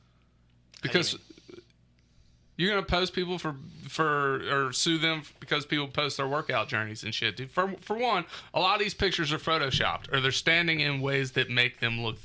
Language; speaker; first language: English; native; English